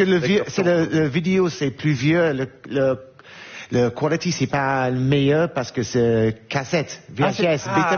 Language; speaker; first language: French; non-native, learner; English